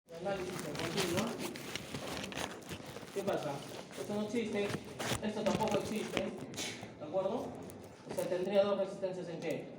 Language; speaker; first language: Spanish; native; Spanish